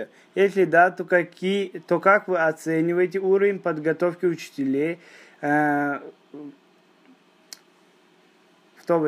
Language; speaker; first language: Russian; native; Russian